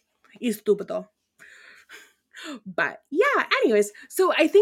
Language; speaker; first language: English; non-native, local second language; Irish